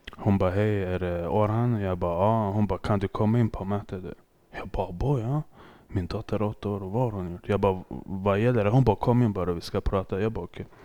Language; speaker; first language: Swedish; early bilingual, other home language; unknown